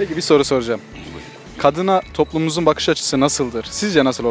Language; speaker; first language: Turkish; native; Turkish